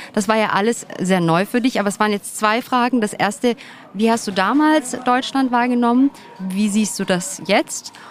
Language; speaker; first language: German; early bilingual, other home language; Turkish